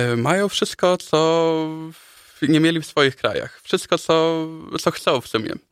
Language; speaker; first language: Polish; early bilingual, heritage; Polish